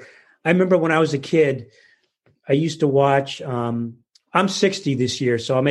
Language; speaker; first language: English; native; English